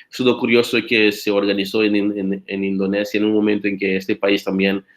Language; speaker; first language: Spanish; non-native, fluent; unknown